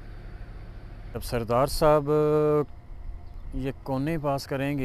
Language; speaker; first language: Urdu; non-native, local second language; Punjabi